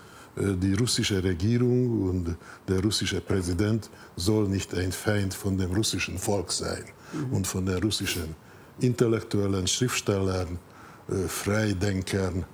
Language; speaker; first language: German; non-native, fluent; Hungarian